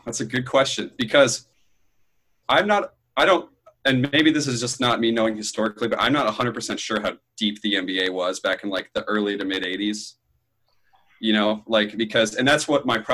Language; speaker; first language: English; native; English